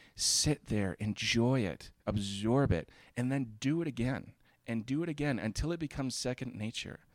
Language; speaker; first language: English; native; English